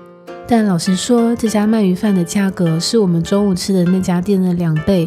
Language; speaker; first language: Chinese; native; Chinese